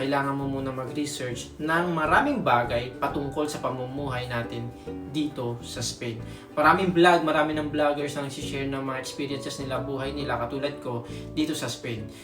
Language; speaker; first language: Filipino; native; Filipino